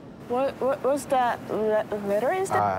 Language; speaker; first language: English; non-native, learner; Korean